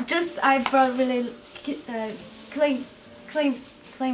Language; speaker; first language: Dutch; non-native, learner; Korean